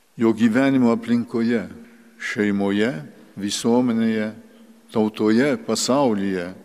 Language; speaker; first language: Lithuanian; early bilingual, heritage; Lithuanian